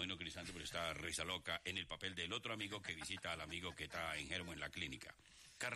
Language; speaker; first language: Spanish; native; Spanish